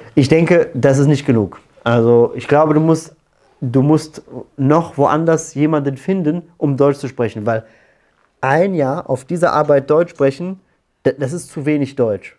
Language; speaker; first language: German; native; German